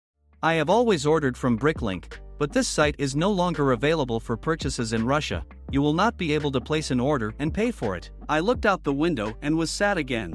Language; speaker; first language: English; non-native, fluent; Russian